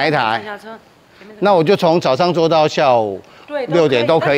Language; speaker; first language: Chinese; native; Chinese